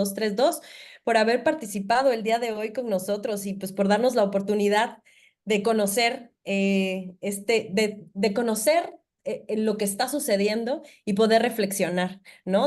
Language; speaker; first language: Spanish; native; Spanish